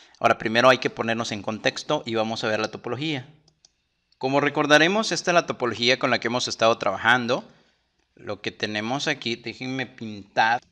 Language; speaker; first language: Spanish; native; Spanish